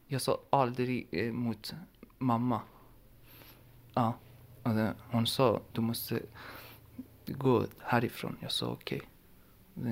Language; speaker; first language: Swedish; non-native, learner; Persian